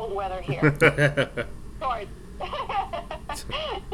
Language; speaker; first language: English; early bilingual, other home language; Spanish